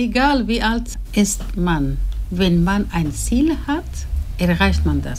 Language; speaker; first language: German; non-native, learner; Persian